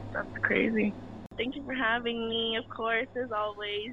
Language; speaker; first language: English; early bilingual, other home language; Spanish